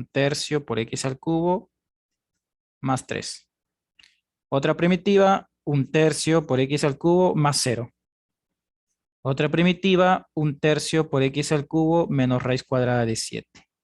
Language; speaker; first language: Spanish; native; Spanish